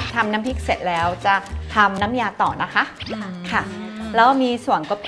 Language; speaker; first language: Thai; non-native, fluent; Japanese